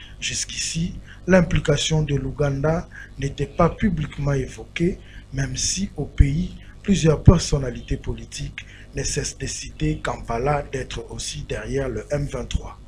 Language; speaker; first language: French; non-native, local second language; Lingala